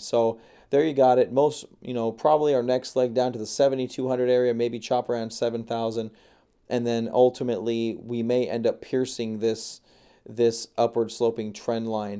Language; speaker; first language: English; native; English